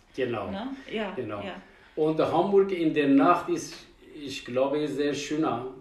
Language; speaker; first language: German; non-native, fluent; Persian